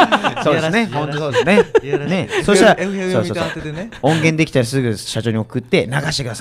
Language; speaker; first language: Japanese; native; Japanese